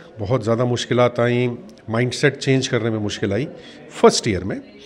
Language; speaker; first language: Hindi; native; Hindi